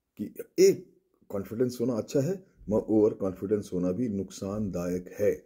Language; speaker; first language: Urdu; native; Urdu